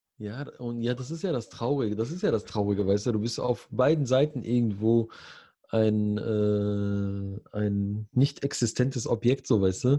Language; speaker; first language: German; early bilingual, other home language; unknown